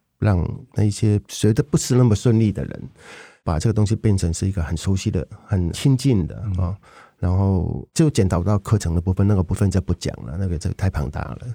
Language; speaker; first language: Chinese; non-native, local second language; Cantonese